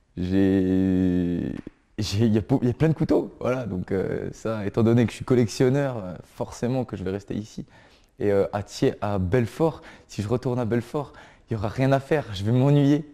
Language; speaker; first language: French; native; French